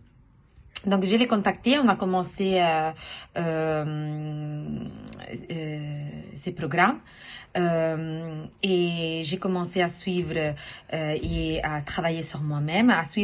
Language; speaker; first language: French; non-native, fluent; Italian